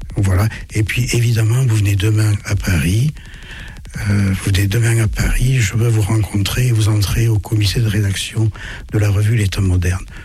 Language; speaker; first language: French; early bilingual, other home language; German